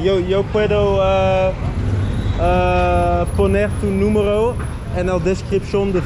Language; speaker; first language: Spanish; non-native, learner; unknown